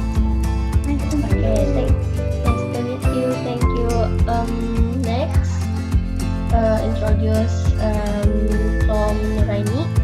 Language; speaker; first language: English; non-native, learner; Indonesian